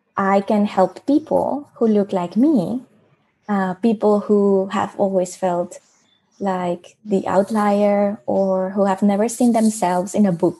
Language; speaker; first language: English; non-native, fluent; Spanish